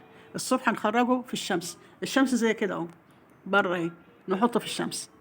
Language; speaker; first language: Arabic; native; Arabic